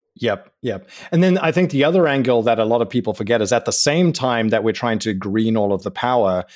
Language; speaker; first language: English; native; English